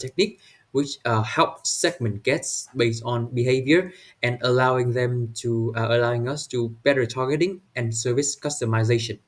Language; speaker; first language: English; non-native, learner; Vietnamese